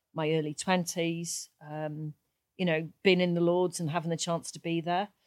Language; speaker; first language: English; native; English